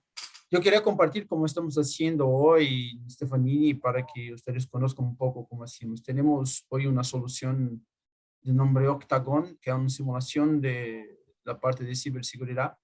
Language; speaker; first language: Spanish; non-native, fluent; Portuguese